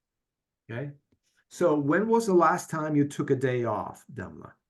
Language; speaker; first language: English; non-native, fluent; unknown